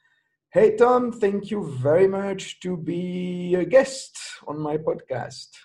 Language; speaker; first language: English; non-native, fluent; French